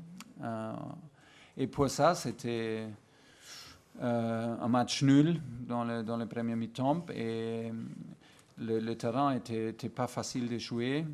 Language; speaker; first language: French; non-native, fluent; German